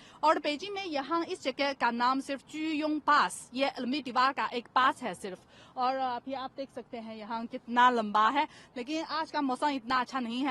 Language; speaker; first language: Hindi; non-native, fluent; Chinese